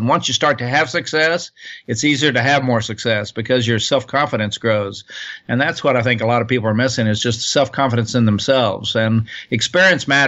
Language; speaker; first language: English; native; English